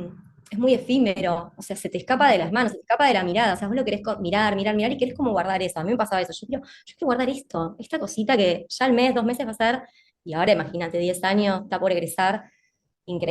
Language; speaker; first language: Spanish; native; Spanish